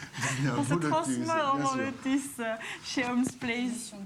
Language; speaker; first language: French; native; French